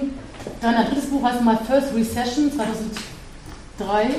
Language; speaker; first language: German; native; German